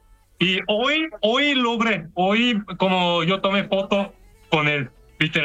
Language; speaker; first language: Spanish; non-native, learner; Korean